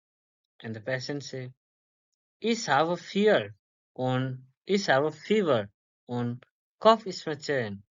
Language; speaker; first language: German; non-native, learner; English